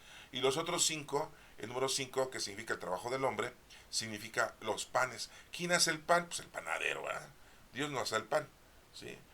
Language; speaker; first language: Spanish; native; Spanish